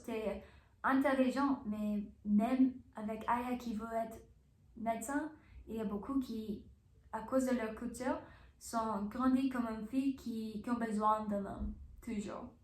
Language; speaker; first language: French; non-native, learner; English